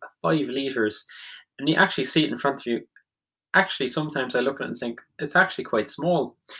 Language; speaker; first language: English; native; English